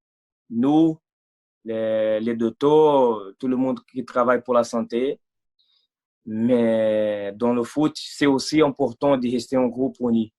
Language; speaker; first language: French; non-native, fluent; Portuguese